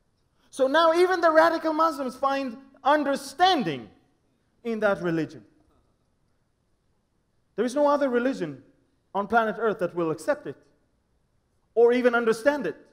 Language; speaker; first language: English; non-native, fluent; Hebrew